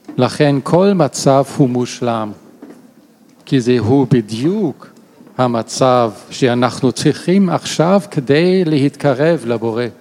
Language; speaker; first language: Hebrew; non-native, learner; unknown